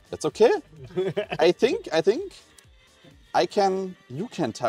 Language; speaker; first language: English; non-native, learner; German